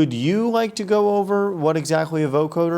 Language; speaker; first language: English; native; English